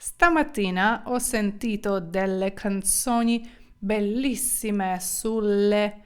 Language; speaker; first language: Italian; non-native, fluent; Ukrainian